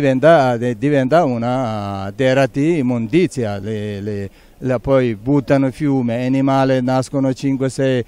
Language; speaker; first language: Italian; non-native, learner; Tibetan